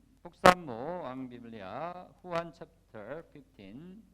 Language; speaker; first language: Filipino; non-native, learner; Korean